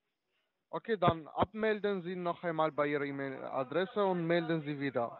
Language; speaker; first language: German; non-native, learner; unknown